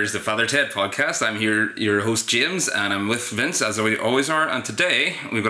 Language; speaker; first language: English; native; English